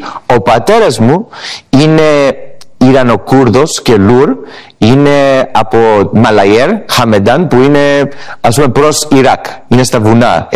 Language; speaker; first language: Greek; early bilingual, heritage; English